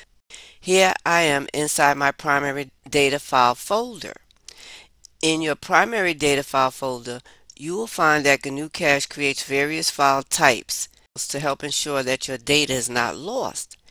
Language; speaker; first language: English; native; English